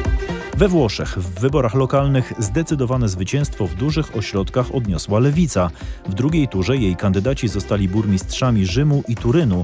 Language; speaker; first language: Polish; native; Polish